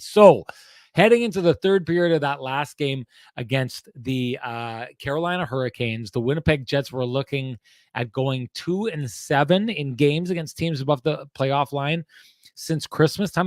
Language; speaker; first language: English; native; English